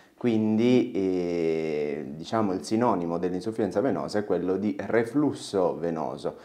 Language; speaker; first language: Italian; native; Italian